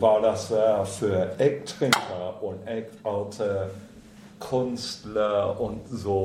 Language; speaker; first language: German; non-native, fluent; English